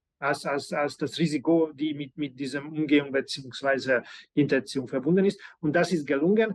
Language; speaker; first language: German; non-native, fluent; Hungarian